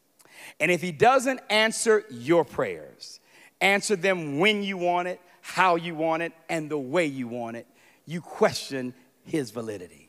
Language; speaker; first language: English; native; English